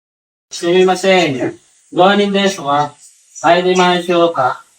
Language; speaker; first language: Japanese; non-native, learner; Filipino